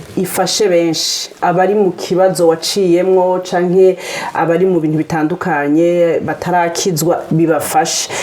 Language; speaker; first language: Rundi; native; Rundi